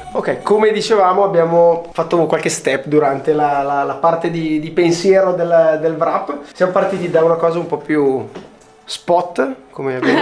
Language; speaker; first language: Italian; native; Italian